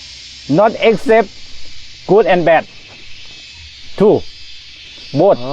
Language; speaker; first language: English; non-native, learner; Thai